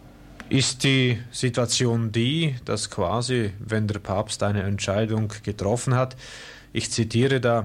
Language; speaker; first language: German; native; German